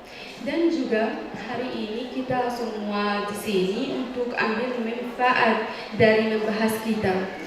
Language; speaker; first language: Indonesian; non-native, fluent; Arabic